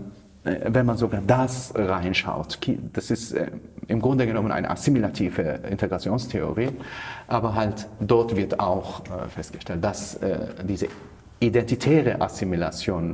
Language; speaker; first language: German; non-native, fluent; Kurdish